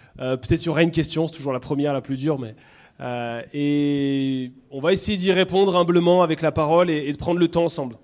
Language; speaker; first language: French; native; French